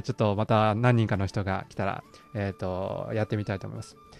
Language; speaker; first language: Japanese; native; Japanese